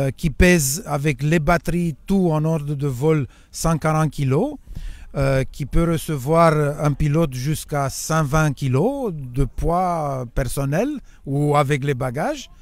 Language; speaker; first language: French; non-native, fluent; Romanian